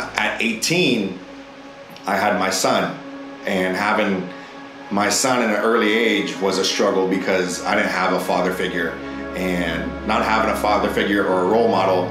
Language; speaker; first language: English; native; English